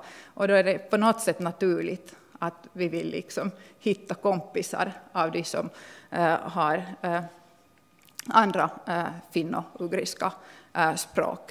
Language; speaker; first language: Swedish; non-native, local second language; Finnish